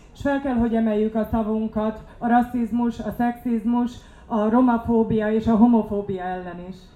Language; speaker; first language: Hungarian; non-native, fluent; English